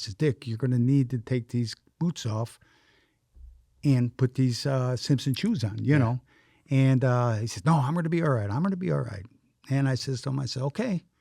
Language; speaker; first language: English; native; English